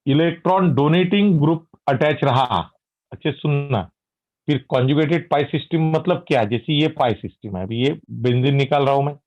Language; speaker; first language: Hindi; non-native, local second language; Marathi